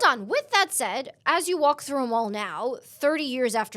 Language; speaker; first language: English; native; English